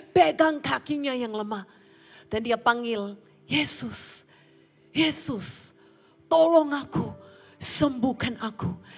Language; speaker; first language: Indonesian; non-native, fluent; English